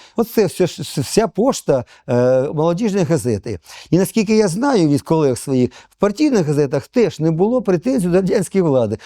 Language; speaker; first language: Ukrainian; non-native, local second language; Russian